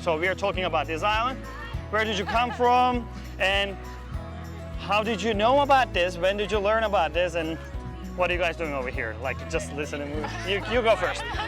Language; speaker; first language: English; non-native, fluent; Turkish